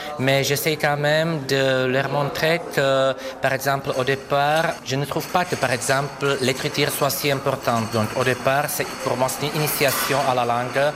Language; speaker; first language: French; non-native, fluent; Czech